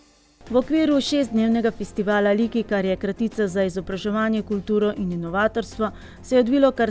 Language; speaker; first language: Slovenian; native; Slovenian